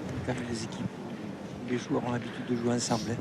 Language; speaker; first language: French; native; French